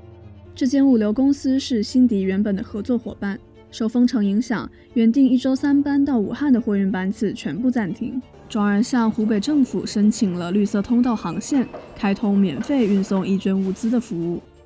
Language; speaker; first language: Chinese; native; Chinese